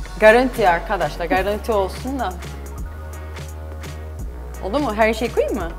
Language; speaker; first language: Turkish; non-native, learner; Portuguese